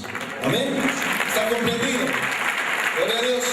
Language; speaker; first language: Spanish; native; Spanish